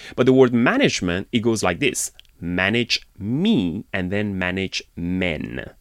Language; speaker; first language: English; non-native, fluent; Persian